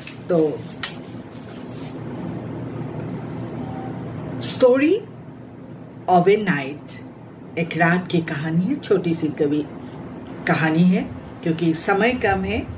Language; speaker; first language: Hindi; non-native, local second language; Assamese